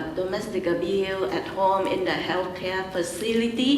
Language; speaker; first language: English; non-native, learner; Vietnamese